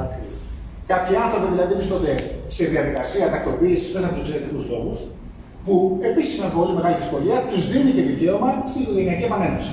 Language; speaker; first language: Greek; native; Greek